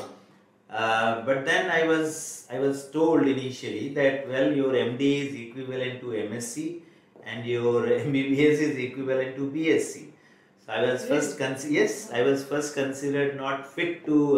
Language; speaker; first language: English; non-native, local second language; Marwari